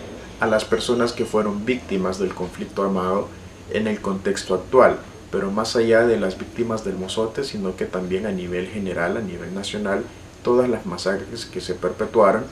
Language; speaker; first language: Spanish; native; Spanish